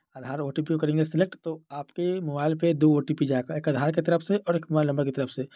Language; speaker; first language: Hindi; native; Hindi